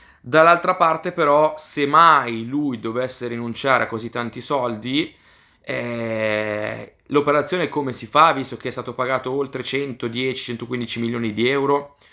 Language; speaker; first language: Italian; native; Italian